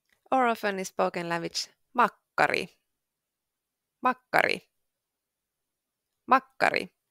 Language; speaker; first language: English; non-native, fluent; Finnish